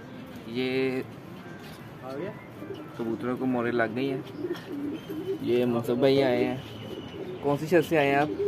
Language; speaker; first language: Hindi; non-native, local second language; Punjabi